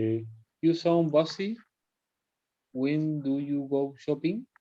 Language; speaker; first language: English; non-native, learner; Spanish